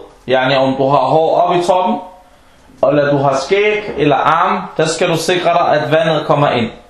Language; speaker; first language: Danish; non-native, fluent; Arabic